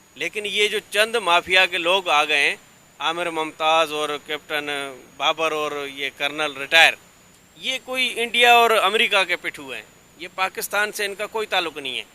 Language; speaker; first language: Urdu; non-native, local second language; Sindhi